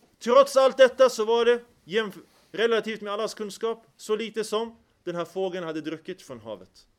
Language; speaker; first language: Swedish; early bilingual, other home language; Arabic